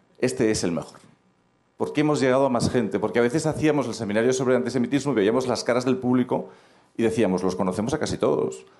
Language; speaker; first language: Spanish; native; Spanish